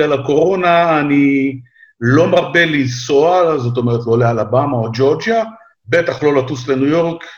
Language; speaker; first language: Hebrew; native; Hebrew